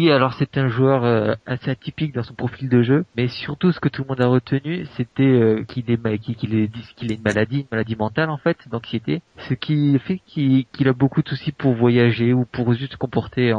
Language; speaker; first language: French; native; French